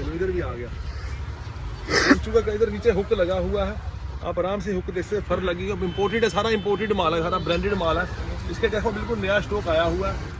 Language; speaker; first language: Hindi; non-native, local second language; Punjabi